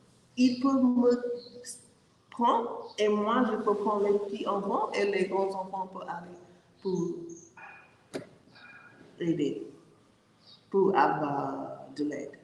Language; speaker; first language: French; non-native, learner; English